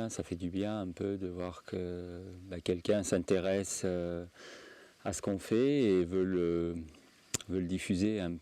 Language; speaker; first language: French; native; French